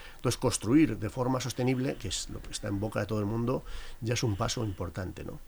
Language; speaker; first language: Spanish; native; Spanish